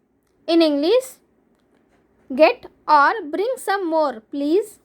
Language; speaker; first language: English; non-native, local second language; Hindi